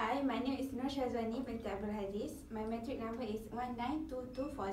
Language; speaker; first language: English; non-native, local second language; Malay